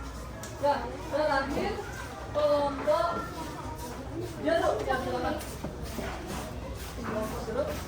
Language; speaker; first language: Indonesian; native; Indonesian